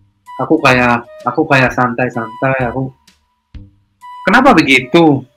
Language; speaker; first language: Indonesian; non-native, fluent; Hebrew